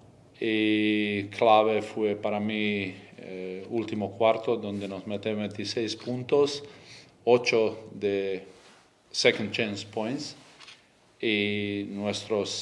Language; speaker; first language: Spanish; non-native, learner; Croatian